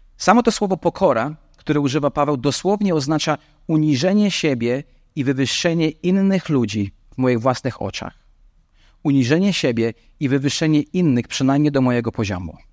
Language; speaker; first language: Polish; non-native, fluent; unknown